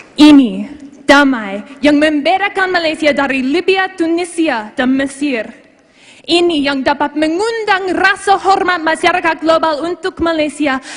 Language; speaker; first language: Malay; non-native, fluent; English